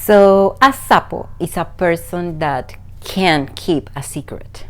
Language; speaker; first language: English; non-native, fluent; Spanish